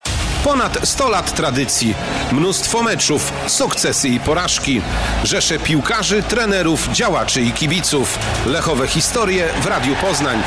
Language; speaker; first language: Polish; native; Polish